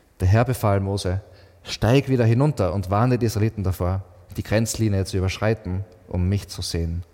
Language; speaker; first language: German; native; German